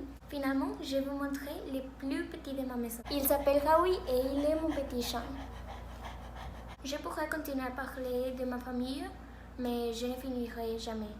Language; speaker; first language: French; non-native, learner; Spanish